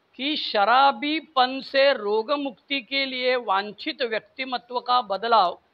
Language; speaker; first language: Hindi; non-native, local second language; Marathi